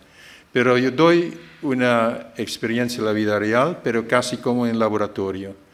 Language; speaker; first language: Spanish; non-native, fluent; Dutch